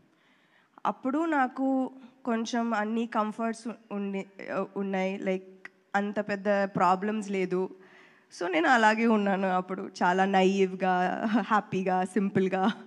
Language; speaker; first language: Telugu; non-native, fluent; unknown